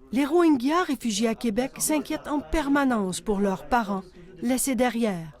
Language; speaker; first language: French; native; French